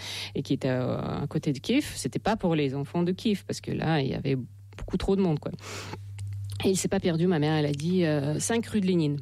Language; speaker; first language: French; non-native, fluent; Russian